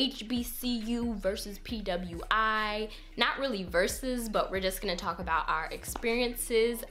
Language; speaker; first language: English; native; English